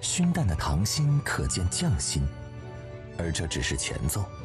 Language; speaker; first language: Chinese; native; Chinese